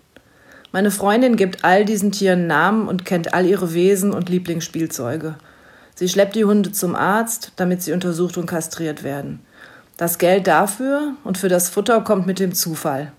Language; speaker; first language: German; native; German